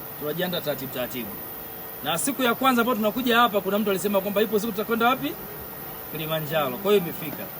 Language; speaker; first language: Swahili; native; Swahili